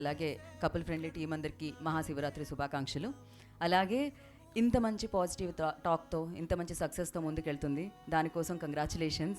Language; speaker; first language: Telugu; native; Telugu